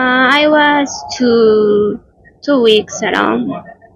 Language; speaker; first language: English; non-native, learner; Spanish